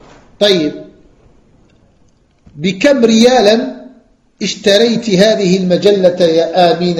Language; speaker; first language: Arabic; non-native, fluent; French